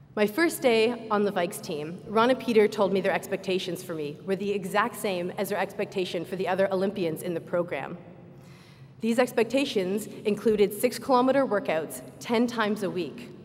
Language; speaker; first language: English; native; English